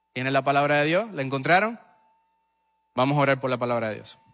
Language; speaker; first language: Spanish; early bilingual, other home language; English